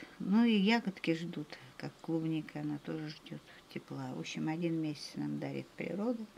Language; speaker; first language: Russian; native; Russian